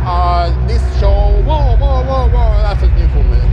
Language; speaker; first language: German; non-native, fluent; Italian